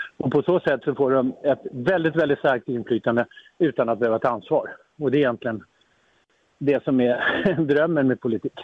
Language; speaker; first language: Swedish; native; Swedish